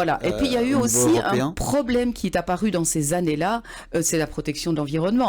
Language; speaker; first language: French; native; French